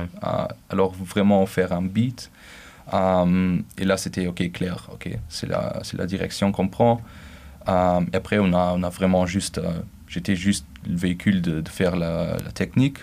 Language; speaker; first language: French; non-native, local second language; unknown